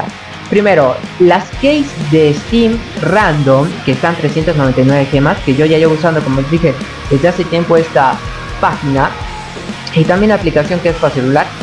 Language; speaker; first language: Spanish; native; Spanish